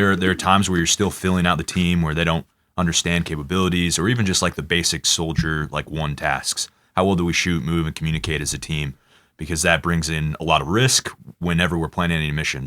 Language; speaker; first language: English; native; English